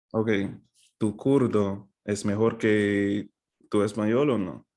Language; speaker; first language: Spanish; non-native, fluent; English